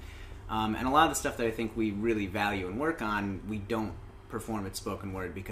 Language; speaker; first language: English; native; English